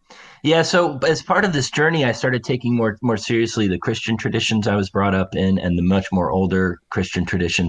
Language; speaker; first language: English; native; English